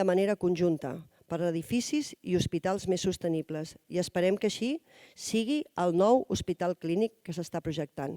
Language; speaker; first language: Catalan; native; Catalan